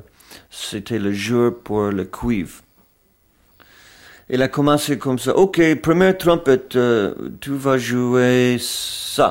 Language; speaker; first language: French; non-native, fluent; English